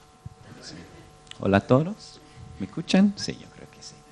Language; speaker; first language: Spanish; non-native, fluent; English